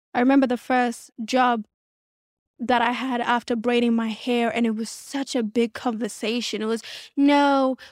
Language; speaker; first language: English; early bilingual, other home language; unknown